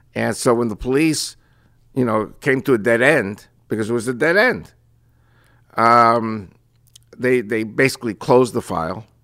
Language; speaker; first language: English; early bilingual, other home language; Spanish